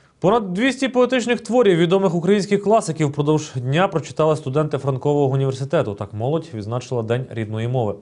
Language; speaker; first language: Ukrainian; native; Ukrainian